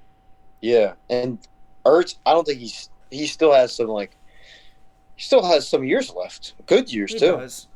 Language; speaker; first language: English; native; English